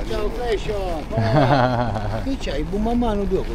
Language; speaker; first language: Italian; native; Italian